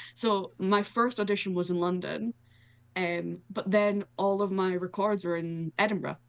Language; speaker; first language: English; native; English